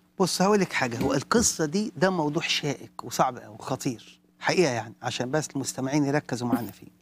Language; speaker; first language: Arabic; native; Arabic